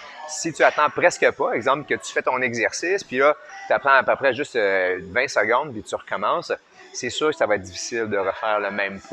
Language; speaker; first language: French; native; French